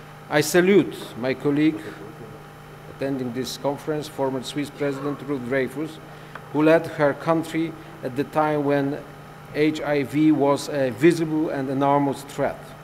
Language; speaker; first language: English; non-native, fluent; Polish